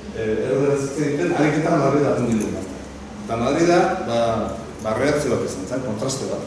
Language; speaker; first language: Basque; native; Basque